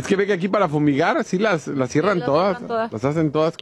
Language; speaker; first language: Spanish; native; Spanish